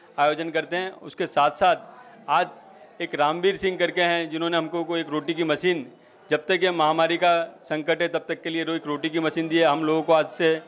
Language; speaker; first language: Hindi; native; Hindi